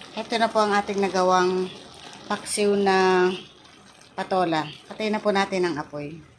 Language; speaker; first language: Filipino; non-native, local second language; Iloko